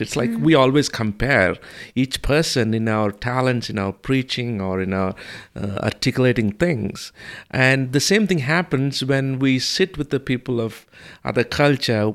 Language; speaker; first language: English; non-native, local second language; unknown